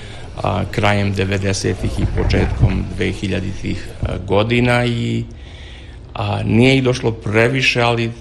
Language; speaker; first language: Serbian; native; Serbian